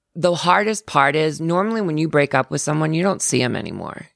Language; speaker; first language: English; native; English